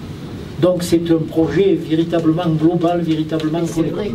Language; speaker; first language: French; native; French